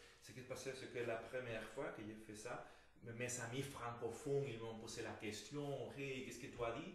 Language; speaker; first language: French; non-native, fluent; Spanish